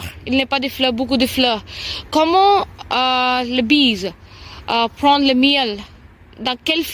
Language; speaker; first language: French; non-native, learner; Telugu